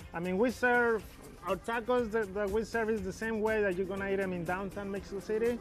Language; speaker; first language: English; non-native, fluent; Spanish